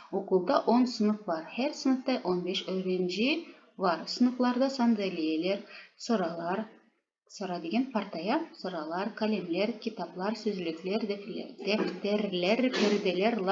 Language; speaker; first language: Turkish; non-native, fluent; Kazakh